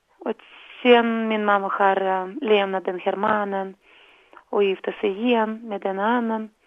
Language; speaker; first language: Swedish; non-native, fluent; Russian